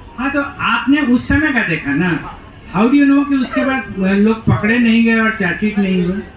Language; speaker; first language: Hindi; native; Hindi